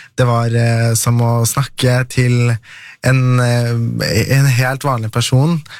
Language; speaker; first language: Norwegian; early bilingual, other home language; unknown